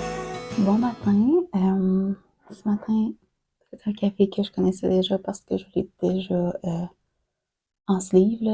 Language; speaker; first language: French; native; French